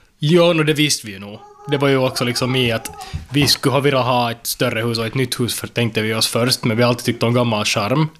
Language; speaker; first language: Swedish; native; Swedish